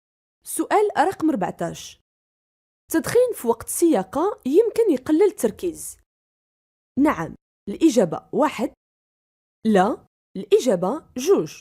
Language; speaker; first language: Arabic; native; Arabic